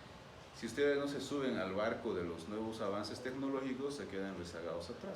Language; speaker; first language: Spanish; native; Spanish